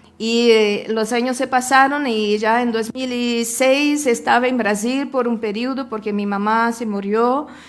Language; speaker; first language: Spanish; non-native, fluent; Portuguese